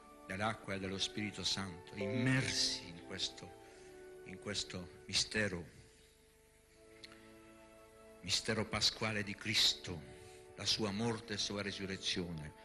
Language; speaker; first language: Italian; non-native, fluent; Polish